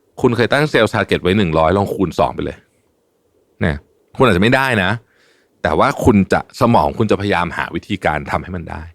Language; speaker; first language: Thai; native; Thai